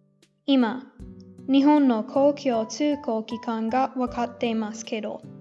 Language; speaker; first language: Japanese; non-native, learner; English